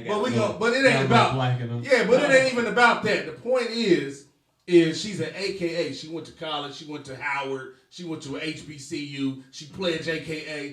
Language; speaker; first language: English; native; English